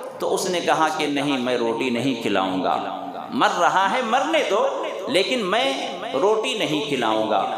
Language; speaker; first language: Urdu; native; Urdu